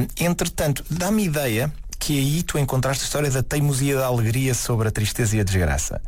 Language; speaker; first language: Portuguese; native; Portuguese